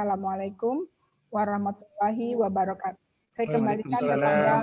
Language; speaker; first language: Indonesian; native; Indonesian